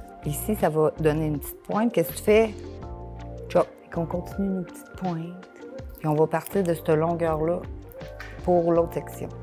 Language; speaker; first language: French; native; French